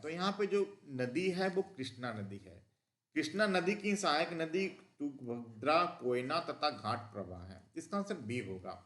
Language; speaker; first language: Hindi; native; Hindi